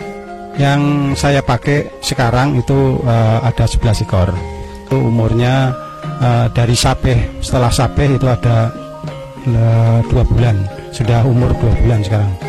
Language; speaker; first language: Indonesian; non-native, local second language; Javanese